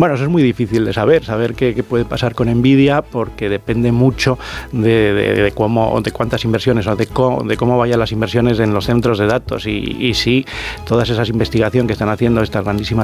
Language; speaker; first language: Spanish; native; Spanish